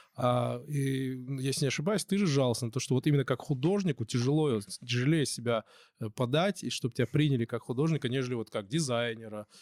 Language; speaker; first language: Russian; native; Russian